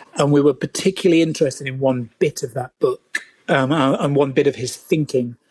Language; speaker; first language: English; native; English